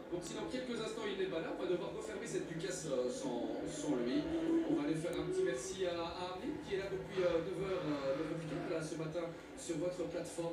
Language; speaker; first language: French; native; French